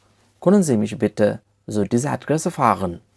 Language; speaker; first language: German; non-native, fluent; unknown